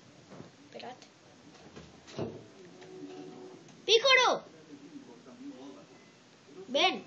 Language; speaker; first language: Spanish; native; Spanish